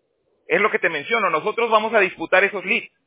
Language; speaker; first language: Spanish; native; Spanish